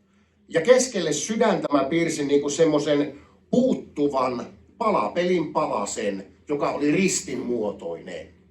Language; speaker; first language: Finnish; native; Finnish